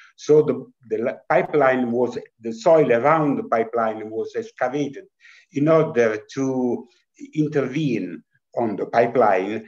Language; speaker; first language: English; non-native, fluent; Italian